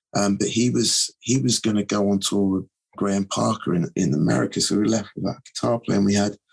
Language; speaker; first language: English; native; English